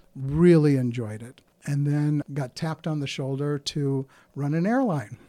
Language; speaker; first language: English; early bilingual, other home language; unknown